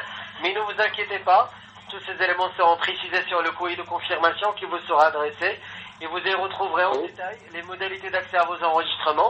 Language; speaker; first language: French; native; French